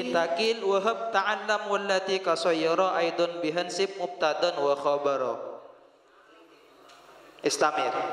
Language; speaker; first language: Arabic; non-native, fluent; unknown